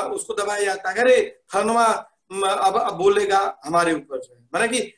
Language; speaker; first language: Hindi; native; Hindi